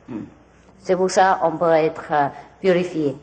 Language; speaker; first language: French; non-native, learner; Vietnamese